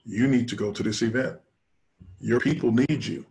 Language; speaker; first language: English; native; English